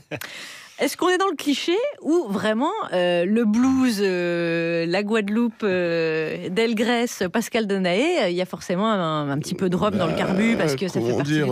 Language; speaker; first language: French; native; French